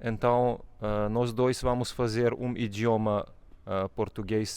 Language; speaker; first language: Portuguese; non-native, fluent; Serbian